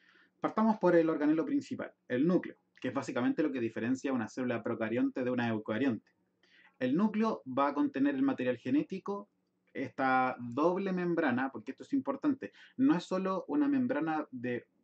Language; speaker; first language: Spanish; native; Spanish